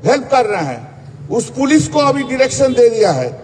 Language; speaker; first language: Hindi; non-native, local second language; Bangla